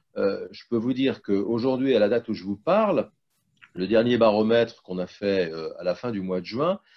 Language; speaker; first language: French; native; French